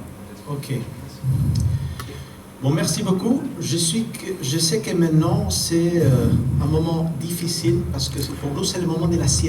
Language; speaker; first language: French; non-native, fluent; Spanish